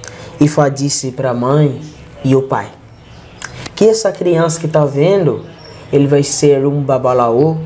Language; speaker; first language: Portuguese; non-native, learner; Yoruba